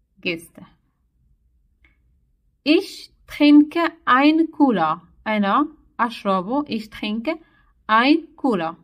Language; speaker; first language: German; non-native, learner; Arabic